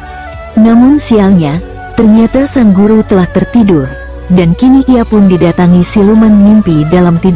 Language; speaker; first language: Indonesian; native; Indonesian